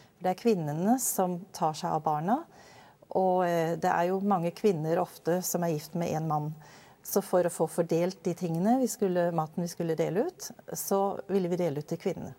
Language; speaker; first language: Norwegian; early bilingual, other home language; Danish